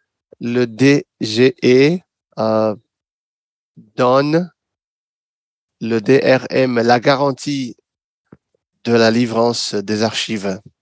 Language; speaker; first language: French; non-native, fluent; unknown